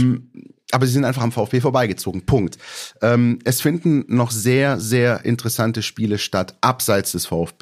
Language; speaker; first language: German; native; German